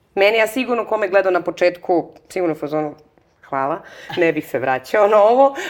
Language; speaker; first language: Serbian; native; Serbian